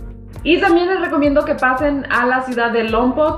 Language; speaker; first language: Spanish; native; Spanish